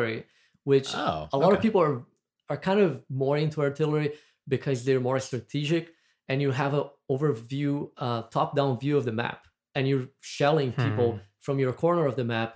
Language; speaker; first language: English; non-native, fluent; Portuguese